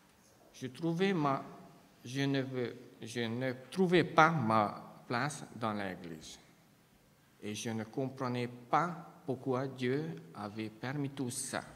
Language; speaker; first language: French; non-native, fluent; Hungarian